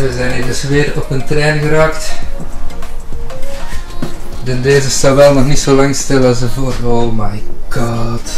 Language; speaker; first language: Dutch; native; Dutch